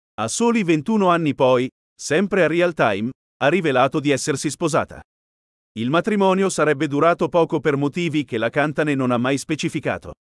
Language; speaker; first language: Italian; native; Italian